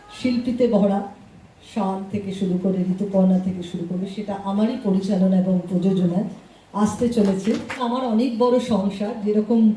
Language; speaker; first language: Bangla; native; Bangla